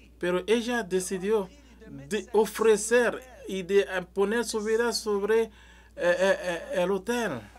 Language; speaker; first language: Spanish; non-native, learner; French